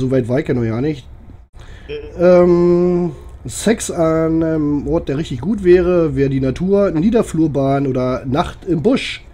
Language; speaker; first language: German; native; German